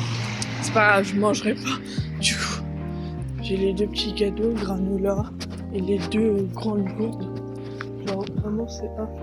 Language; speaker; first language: French; native; French